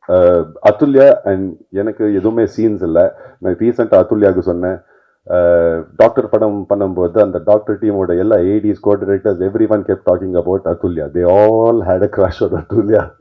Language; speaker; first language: Tamil; non-native, fluent; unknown